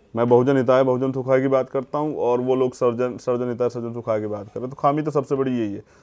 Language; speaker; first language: Hindi; native; Hindi